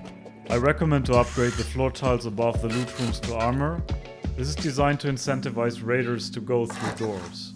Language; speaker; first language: English; non-native, fluent; German